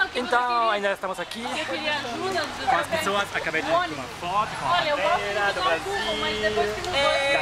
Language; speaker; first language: Portuguese; non-native, fluent; German